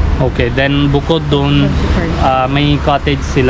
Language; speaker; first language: Filipino; non-native, learner; Hindi